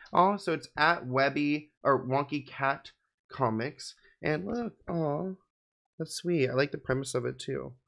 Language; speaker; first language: English; native; English